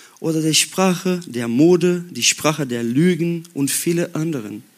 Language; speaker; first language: German; non-native, learner; Portuguese